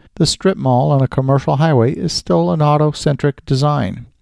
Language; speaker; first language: English; native; English